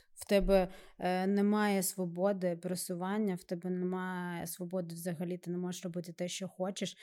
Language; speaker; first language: Ukrainian; native; Ukrainian